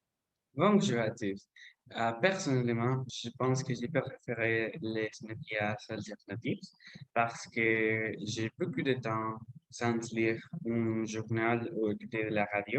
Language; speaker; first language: French; non-native, learner; Spanish